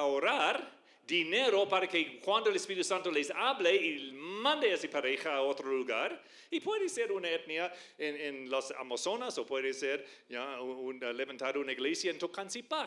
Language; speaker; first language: Spanish; non-native, fluent; English